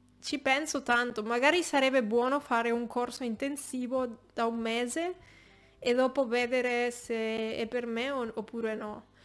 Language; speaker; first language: Italian; non-native, fluent; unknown